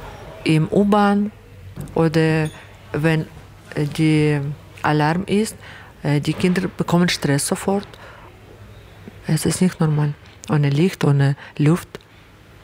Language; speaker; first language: German; non-native, learner; Ukrainian